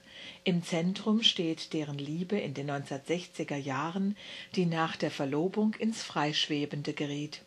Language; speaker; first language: German; native; German